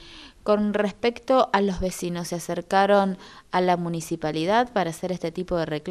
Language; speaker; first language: Spanish; native; Spanish